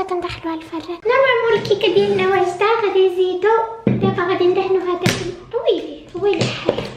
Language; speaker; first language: Arabic; native; Arabic